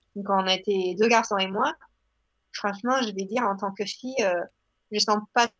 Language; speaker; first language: French; non-native, fluent; English